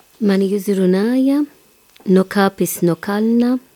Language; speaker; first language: Latvian; non-native, fluent; Maltese